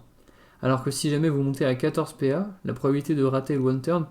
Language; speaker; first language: French; native; French